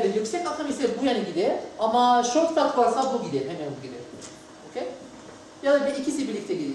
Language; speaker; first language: Turkish; non-native, learner; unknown